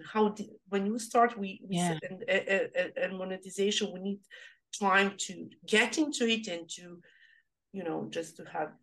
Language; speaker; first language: English; non-native, learner; Serbian